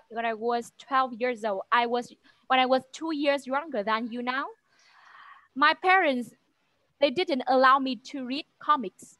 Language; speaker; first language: English; non-native, fluent; Vietnamese